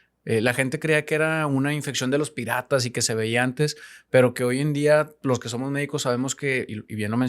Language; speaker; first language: Spanish; native; Spanish